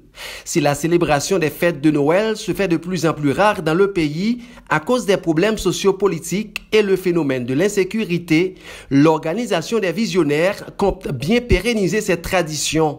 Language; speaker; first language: French; non-native, local second language; Haitian Creole